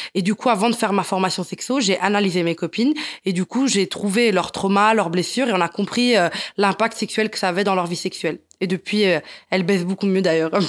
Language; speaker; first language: French; early bilingual, other home language; Italian